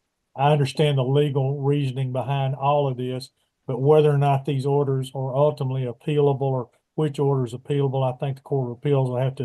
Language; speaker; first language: English; native; English